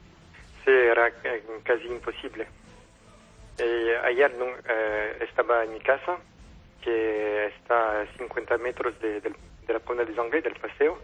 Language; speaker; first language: Spanish; non-native, fluent; French